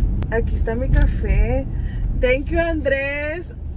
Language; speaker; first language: Spanish; early bilingual, heritage; Spanish